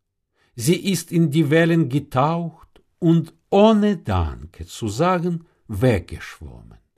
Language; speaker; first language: German; non-native, fluent; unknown